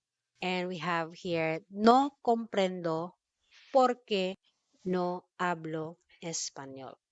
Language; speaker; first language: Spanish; non-native, fluent; Filipino